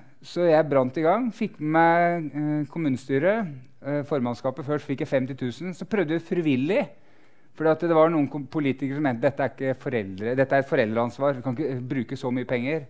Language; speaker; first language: Norwegian; native; Norwegian